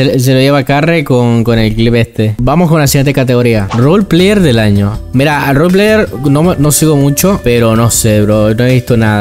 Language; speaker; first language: Spanish; native; Spanish